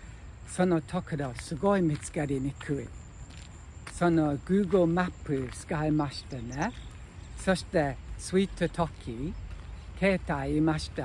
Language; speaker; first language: Japanese; non-native, learner; English